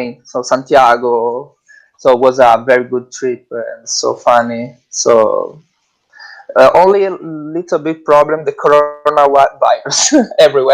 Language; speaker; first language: English; non-native, learner; Italian